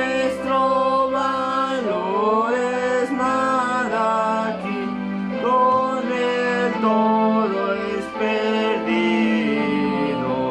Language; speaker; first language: Spanish; native; Spanish